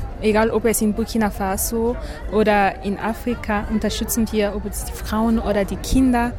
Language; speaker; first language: German; non-native, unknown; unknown